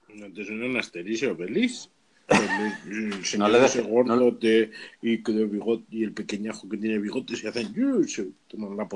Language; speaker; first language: Spanish; native; Spanish